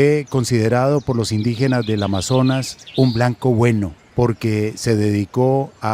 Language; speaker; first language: Spanish; native; Spanish